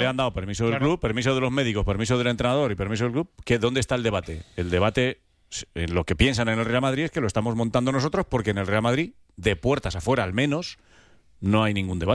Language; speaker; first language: Spanish; native; Spanish